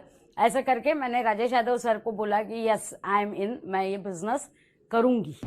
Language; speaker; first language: Hindi; non-native, local second language; Marathi